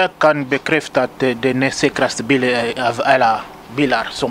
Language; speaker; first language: Swedish; non-native, learner; Lingala